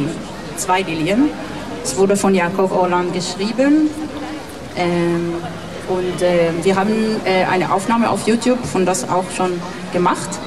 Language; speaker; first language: German; non-native, fluent; Hebrew